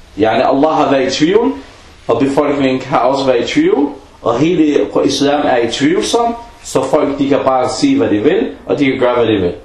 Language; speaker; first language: Danish; early bilingual, other home language; Arabic